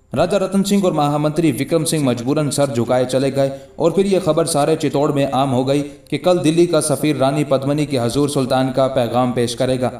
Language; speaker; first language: Urdu; native; Urdu